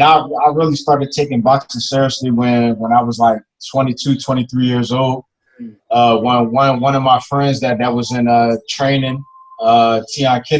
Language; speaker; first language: English; native; English